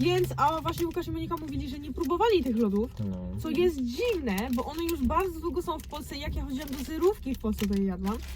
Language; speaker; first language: Polish; native; Polish